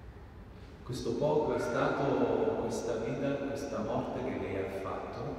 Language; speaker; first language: Italian; native; Italian